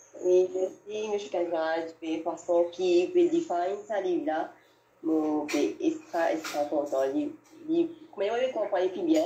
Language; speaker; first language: French; non-native, learner; Morisyen